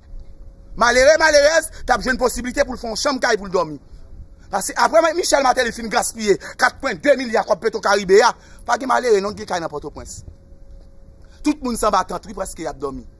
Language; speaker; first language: French; non-native, local second language; Haitian Creole